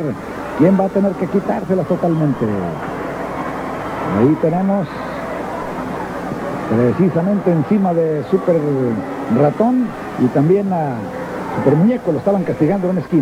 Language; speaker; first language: Spanish; native; Spanish